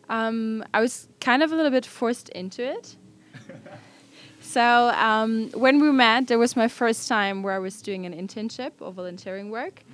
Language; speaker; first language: English; non-native, fluent; German